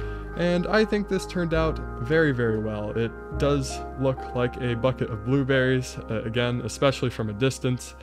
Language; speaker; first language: English; native; English